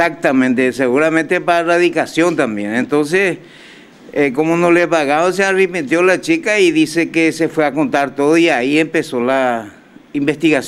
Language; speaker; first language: Spanish; native; Spanish